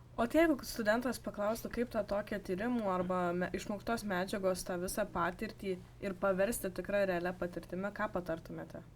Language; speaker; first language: Lithuanian; native; Lithuanian